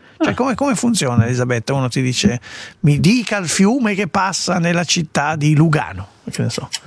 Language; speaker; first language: Italian; native; Italian